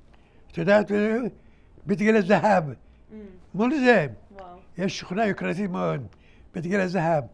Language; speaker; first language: Hebrew; early bilingual, other home language; Arabic